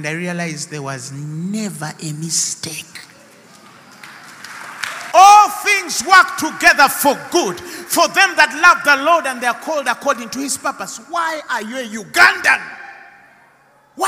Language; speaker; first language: English; non-native, local second language; Ganda